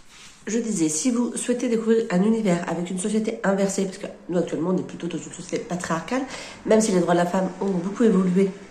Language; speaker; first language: French; native; French